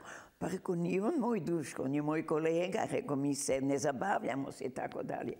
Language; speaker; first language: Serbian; early bilingual, heritage; Serbian